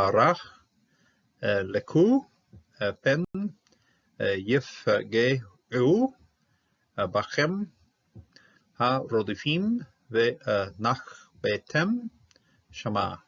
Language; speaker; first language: Hebrew; non-native, fluent; English